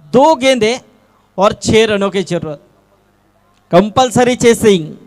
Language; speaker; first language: Hindi; non-native, local second language; Marathi